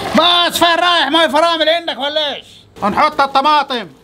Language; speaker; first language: Arabic; native; Arabic